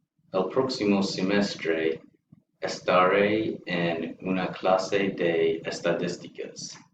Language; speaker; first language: Spanish; non-native, learner; English